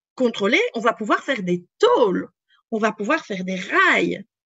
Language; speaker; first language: French; native; French